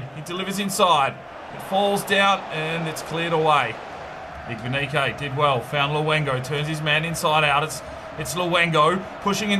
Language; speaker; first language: English; native; English